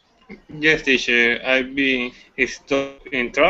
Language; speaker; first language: English; non-native, learner; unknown